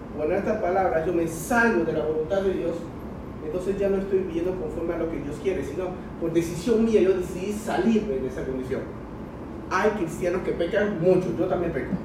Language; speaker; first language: Spanish; early bilingual, other home language; Chinese